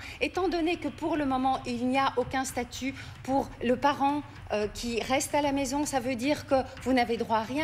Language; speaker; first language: French; native; French